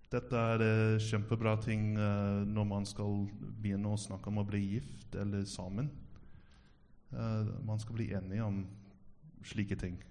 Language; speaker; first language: Norwegian; non-native, fluent; English